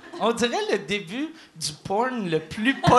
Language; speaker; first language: French; native; French